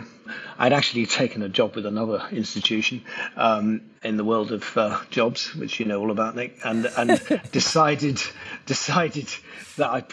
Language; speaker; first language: English; native; English